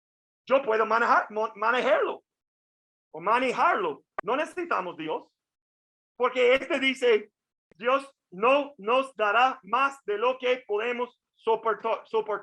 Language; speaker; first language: Spanish; non-native, fluent; English